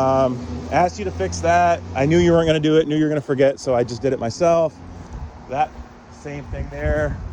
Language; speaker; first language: English; native; English